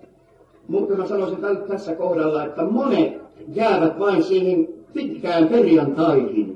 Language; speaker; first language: Finnish; native; Finnish